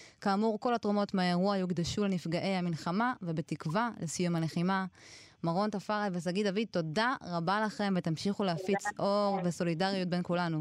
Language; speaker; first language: Hebrew; native; Hebrew